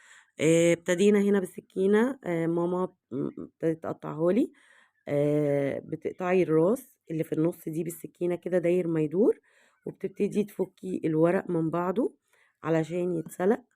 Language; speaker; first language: Arabic; native; Arabic